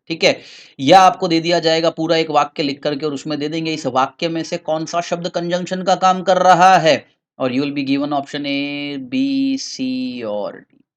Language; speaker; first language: Hindi; native; Hindi